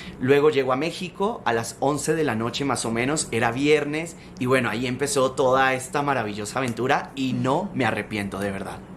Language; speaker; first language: Spanish; native; Spanish